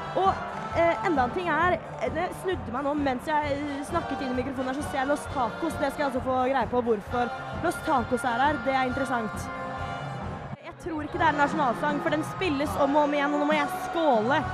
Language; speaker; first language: Norwegian; native; Norwegian